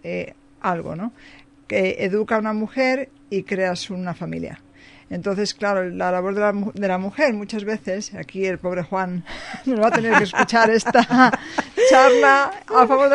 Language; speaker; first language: Spanish; native; Spanish